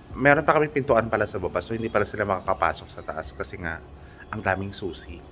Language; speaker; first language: Filipino; non-native, local second language; Iloko